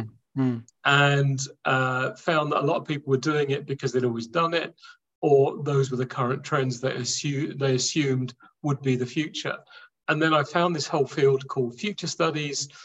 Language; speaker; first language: English; native; English